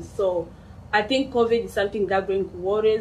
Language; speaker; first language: English; non-native, fluent; Swahili